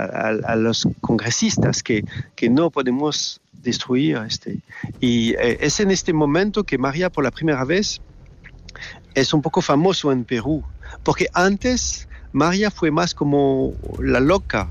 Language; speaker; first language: Spanish; non-native, learner; French